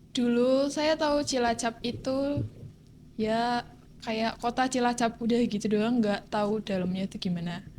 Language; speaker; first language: Indonesian; native; Indonesian